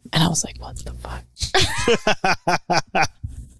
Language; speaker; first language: English; native; English